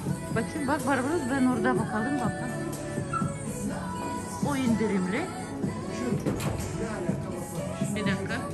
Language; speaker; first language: Turkish; non-native, learner; Russian